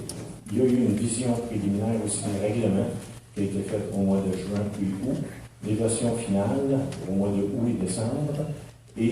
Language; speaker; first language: French; native; French